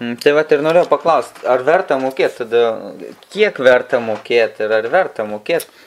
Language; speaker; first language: Lithuanian; native; Lithuanian